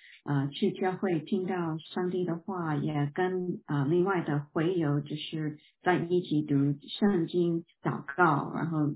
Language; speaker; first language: Chinese; non-native, fluent; English